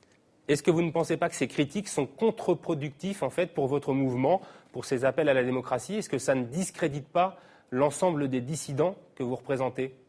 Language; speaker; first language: French; native; French